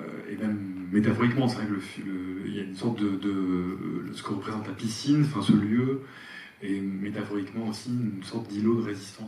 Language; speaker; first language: French; native; French